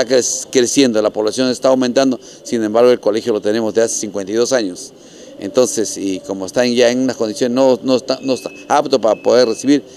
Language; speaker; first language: Spanish; native; Spanish